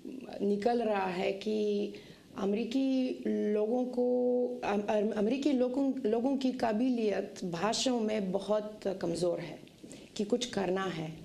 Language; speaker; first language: Hindi; non-native, fluent; Bulgarian